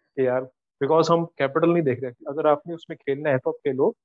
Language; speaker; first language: Hindi; native; Hindi